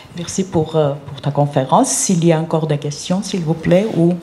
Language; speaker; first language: French; non-native, fluent; Georgian